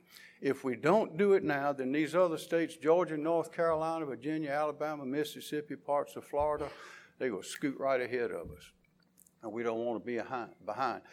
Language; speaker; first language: English; native; English